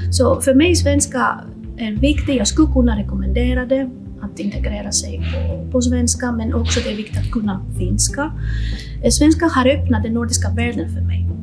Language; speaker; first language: Swedish; non-native, fluent; Greek